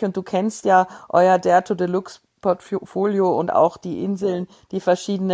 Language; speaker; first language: German; native; German